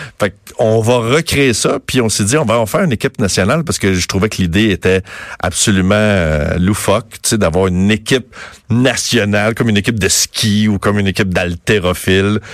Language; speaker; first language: French; native; French